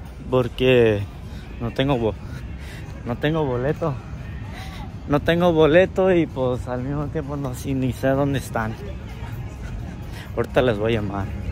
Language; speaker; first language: Spanish; early bilingual, heritage; Spanish